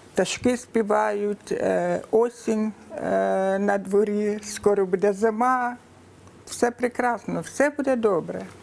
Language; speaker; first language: Ukrainian; native; Ukrainian